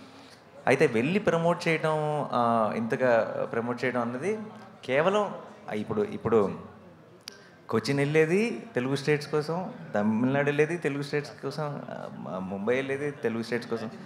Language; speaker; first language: Telugu; native; Telugu